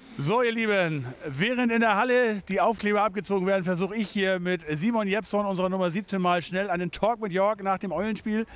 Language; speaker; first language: German; native; German